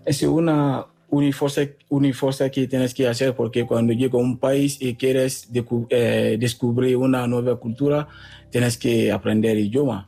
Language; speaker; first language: Spanish; non-native, fluent; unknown